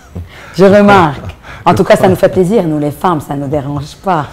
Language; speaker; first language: French; non-native, local second language; Arabic